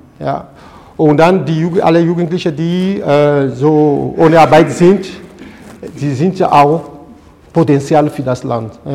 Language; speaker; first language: German; non-native, fluent; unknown